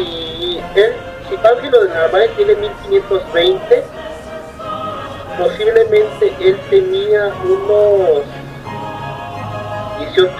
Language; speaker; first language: Spanish; native; Spanish